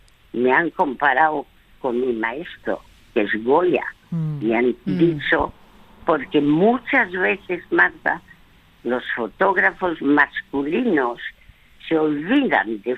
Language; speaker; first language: Spanish; early bilingual, other home language; French